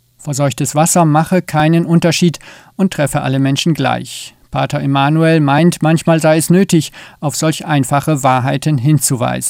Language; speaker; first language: German; native; German